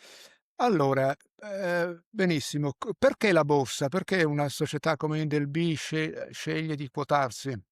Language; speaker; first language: Italian; native; Italian